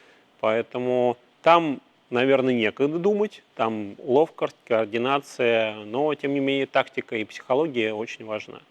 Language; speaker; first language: Russian; native; Russian